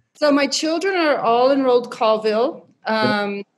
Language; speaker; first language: English; native; English